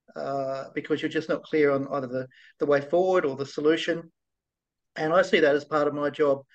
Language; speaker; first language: English; native; English